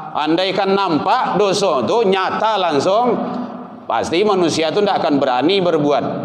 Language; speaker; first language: Malay; non-native, local second language; Minangkabau